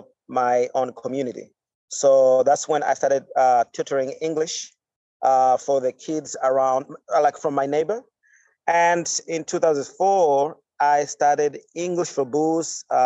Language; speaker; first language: English; non-native, fluent; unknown